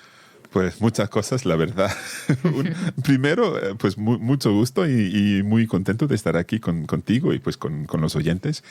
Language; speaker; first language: Spanish; non-native, fluent; English